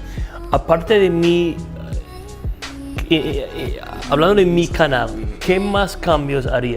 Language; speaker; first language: Spanish; non-native, fluent; English